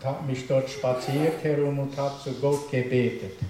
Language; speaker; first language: German; non-native, learner; Romanian